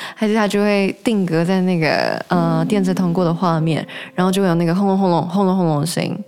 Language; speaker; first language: Chinese; native; Chinese